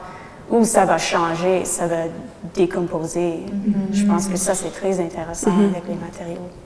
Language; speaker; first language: French; non-native, local second language; English